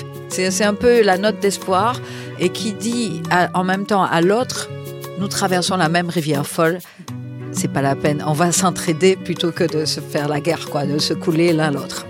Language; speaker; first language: French; native; French